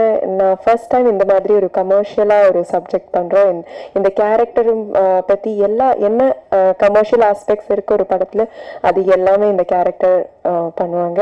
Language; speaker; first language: Tamil; non-native, fluent; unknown